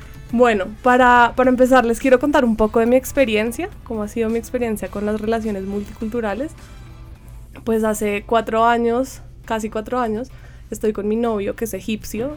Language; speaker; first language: Spanish; native; Spanish